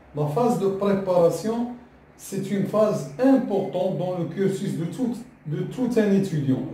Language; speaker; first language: French; non-native, local second language; Arabic